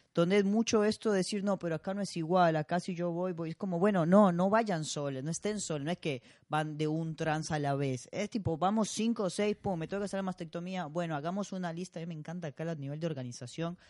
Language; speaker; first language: Spanish; native; Spanish